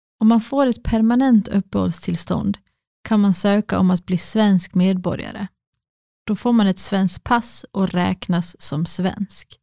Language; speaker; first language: Swedish; native; Swedish